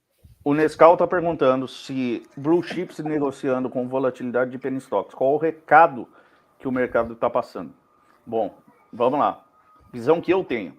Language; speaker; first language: Portuguese; native; Portuguese